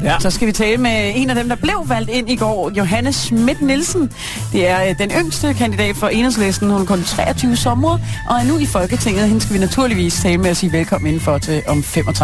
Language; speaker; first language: Danish; native; Danish